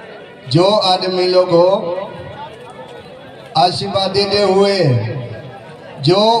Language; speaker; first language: Hindi; non-native, learner; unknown